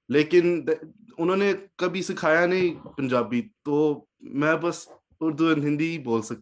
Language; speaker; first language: Hindi; early bilingual, heritage; English